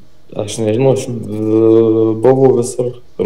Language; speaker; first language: Lithuanian; non-native, learner; Arabic